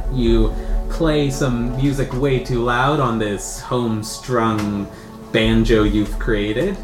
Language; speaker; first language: English; native; English